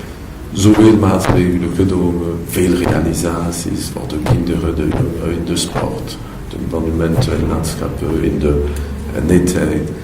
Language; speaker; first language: Dutch; non-native, local second language; French